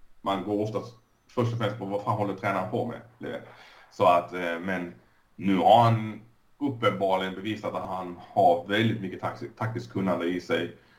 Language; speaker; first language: Swedish; early bilingual, other home language; Persian